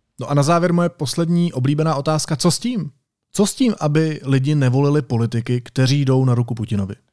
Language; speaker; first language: Czech; native; Czech